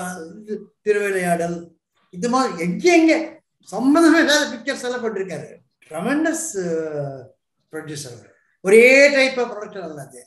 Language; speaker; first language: Tamil; non-native, local second language; Telugu